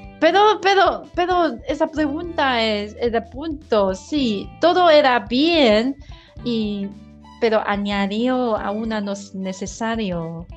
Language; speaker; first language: Spanish; non-native, learner; Chinese